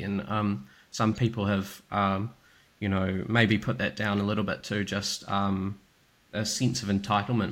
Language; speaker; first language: English; native; English